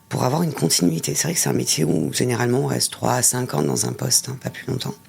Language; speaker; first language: French; native; French